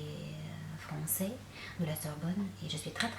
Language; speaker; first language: French; non-native, fluent; Russian